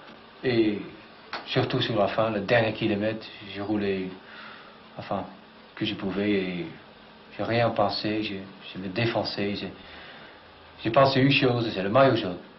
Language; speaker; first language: French; non-native, fluent; Dutch